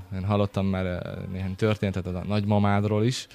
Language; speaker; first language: Hungarian; native; Hungarian